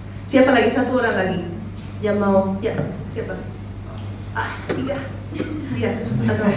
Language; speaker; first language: Indonesian; non-native, fluent; Spanish